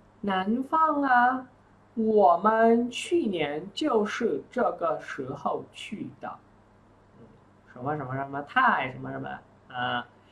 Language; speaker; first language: Chinese; non-native, fluent; Vietnamese